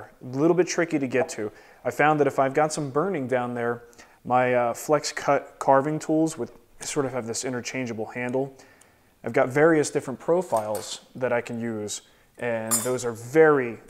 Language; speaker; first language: English; native; English